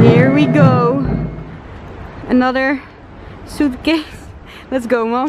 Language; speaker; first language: English; non-native, fluent; Dutch